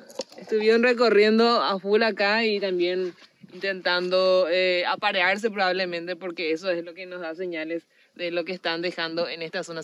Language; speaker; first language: Spanish; native; Spanish